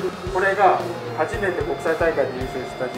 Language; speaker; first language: Japanese; native; Japanese